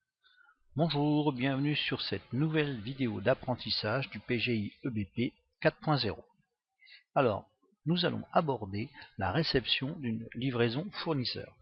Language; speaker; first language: French; native; French